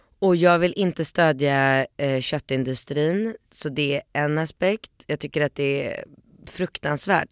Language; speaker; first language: Swedish; early bilingual, other home language; Polish